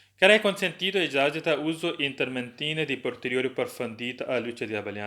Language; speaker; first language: Italian; non-native, learner; Urdu